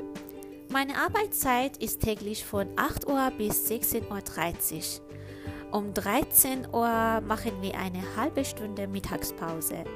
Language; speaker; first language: German; non-native, fluent; Persian